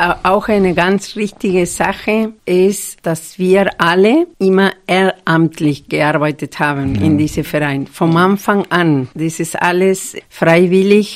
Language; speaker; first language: German; non-native, fluent; Spanish